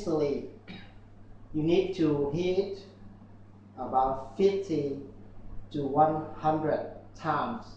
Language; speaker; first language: English; non-native, learner; Vietnamese